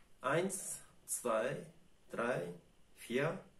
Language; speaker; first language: German; non-native, fluent; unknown